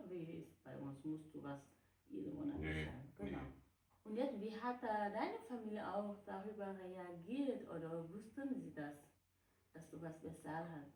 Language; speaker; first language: German; non-native, fluent; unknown